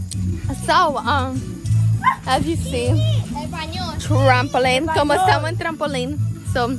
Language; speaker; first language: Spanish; early bilingual, heritage; Spanish